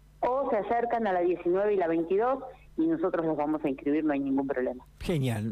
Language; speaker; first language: Spanish; native; Spanish